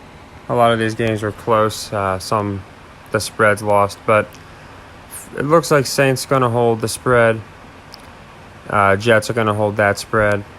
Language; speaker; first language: English; native; English